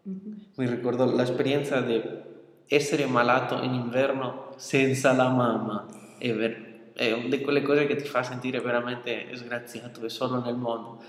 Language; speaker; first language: Italian; non-native, fluent; Spanish